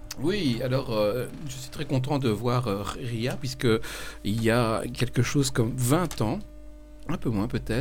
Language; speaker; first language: French; native; French